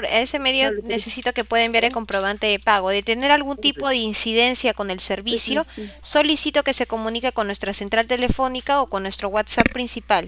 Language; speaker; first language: Spanish; native; Spanish